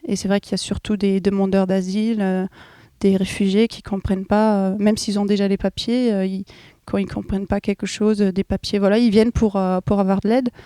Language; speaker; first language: French; non-native, fluent; German